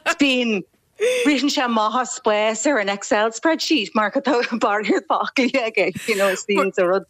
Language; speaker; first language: Irish; native; Irish